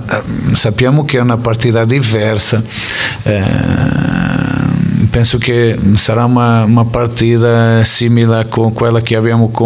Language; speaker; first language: Italian; non-native, fluent; Portuguese